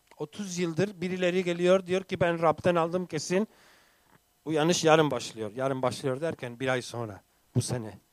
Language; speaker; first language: Turkish; non-native, fluent; English